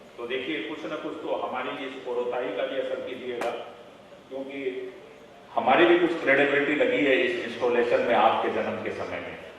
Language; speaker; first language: Hindi; native; Hindi